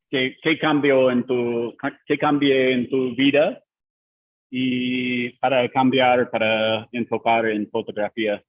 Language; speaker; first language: Spanish; non-native, learner; English